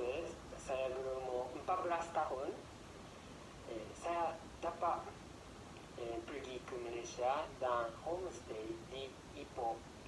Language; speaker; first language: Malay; non-native, learner; Japanese